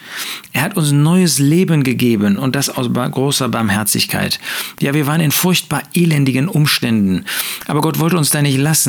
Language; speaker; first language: German; native; German